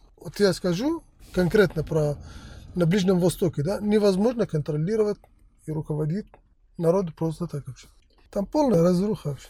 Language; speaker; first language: Russian; non-native, fluent; Arabic